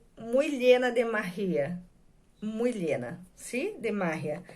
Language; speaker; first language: Spanish; non-native, fluent; Portuguese